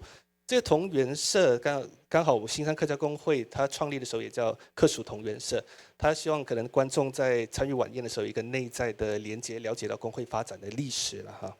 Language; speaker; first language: Chinese; native; Chinese